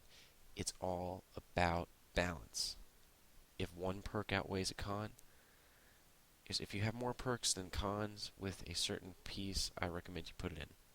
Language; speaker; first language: English; native; English